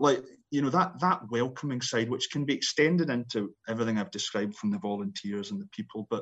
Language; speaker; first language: English; native; English